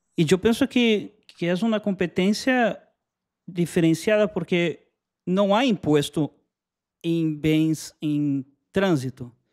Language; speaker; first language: Spanish; non-native, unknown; Portuguese